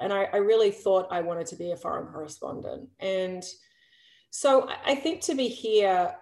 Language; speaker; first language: English; native; English